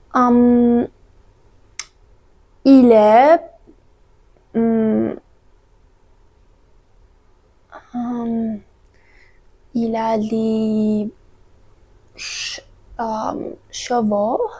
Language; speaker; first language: French; non-native, learner; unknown